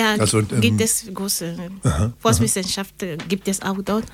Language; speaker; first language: German; non-native, learner; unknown